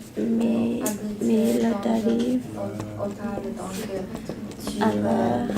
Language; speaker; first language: French; non-native, learner; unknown